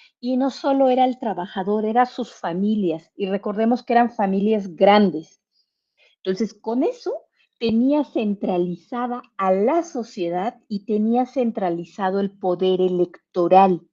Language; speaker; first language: Spanish; native; Spanish